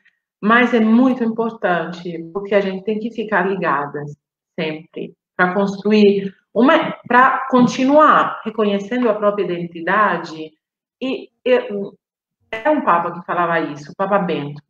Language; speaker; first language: Portuguese; non-native, fluent; Italian